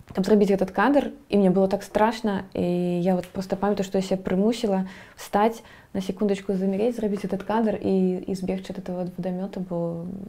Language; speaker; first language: Belarusian; native; Belarusian